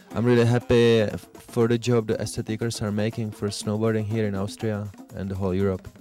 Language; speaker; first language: English; non-native, fluent; Czech